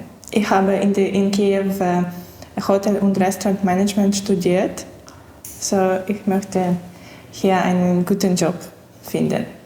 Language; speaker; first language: German; non-native, learner; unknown